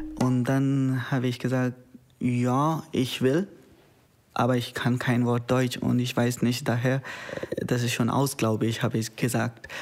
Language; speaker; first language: German; non-native, learner; Konkani